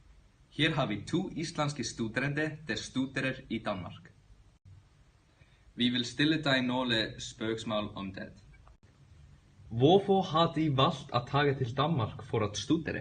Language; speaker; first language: Danish; non-native, learner; Icelandic